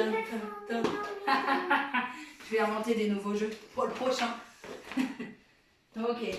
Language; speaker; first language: French; native; French